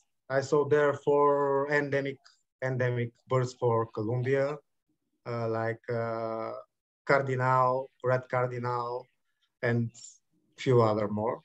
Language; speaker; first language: English; non-native, learner; Bulgarian